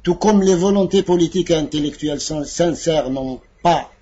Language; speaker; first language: French; non-native, local second language; Arabic